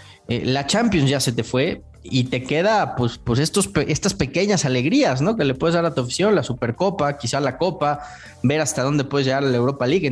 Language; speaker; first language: Spanish; native; Spanish